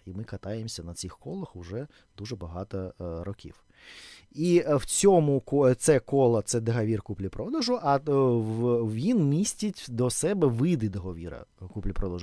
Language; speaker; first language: Ukrainian; non-native, fluent; Russian